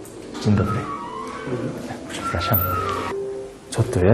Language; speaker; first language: Polish; non-native, fluent; Korean